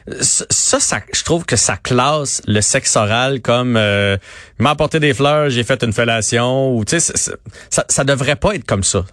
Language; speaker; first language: French; native; French